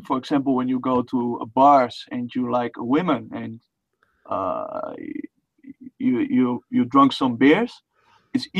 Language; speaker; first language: English; non-native, fluent; Dutch